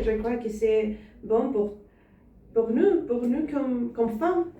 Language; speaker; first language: French; non-native, learner; Spanish